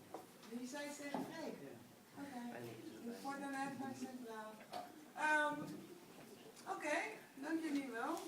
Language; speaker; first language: Dutch; non-native, fluent; French